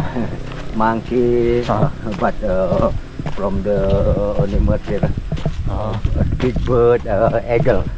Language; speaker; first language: English; non-native, learner; Indonesian